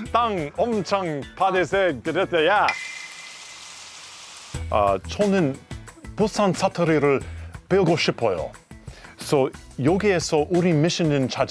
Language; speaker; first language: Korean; non-native, learner; English